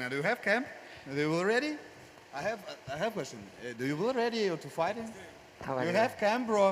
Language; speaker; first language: English; non-native, learner; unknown